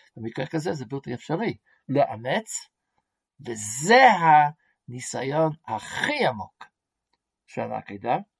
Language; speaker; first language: Hebrew; non-native, fluent; English